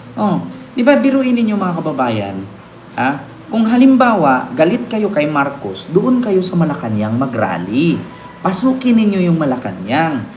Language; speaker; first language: Filipino; non-native, local second language; Cebuano